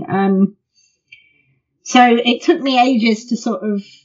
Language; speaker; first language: English; native; English